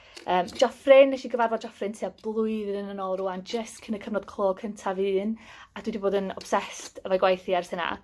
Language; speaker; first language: Welsh; native; Welsh